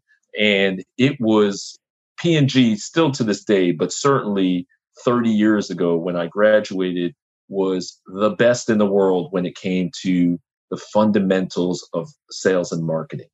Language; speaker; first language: English; native; English